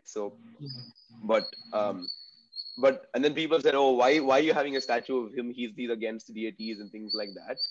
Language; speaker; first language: English; non-native, local second language; Tamil